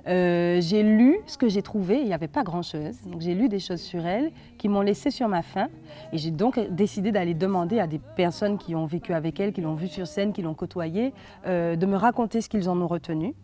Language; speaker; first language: French; native; French